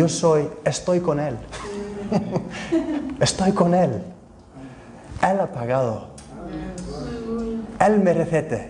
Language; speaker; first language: Spanish; non-native, fluent; Icelandic